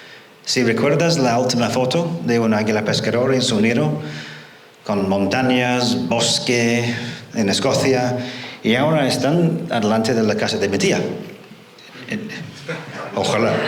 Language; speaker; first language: Spanish; non-native, fluent; English